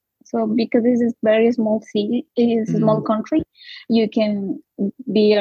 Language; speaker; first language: English; non-native, learner; Spanish